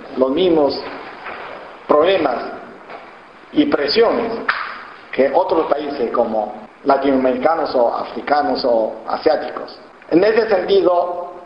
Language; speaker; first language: Spanish; non-native, fluent; Chinese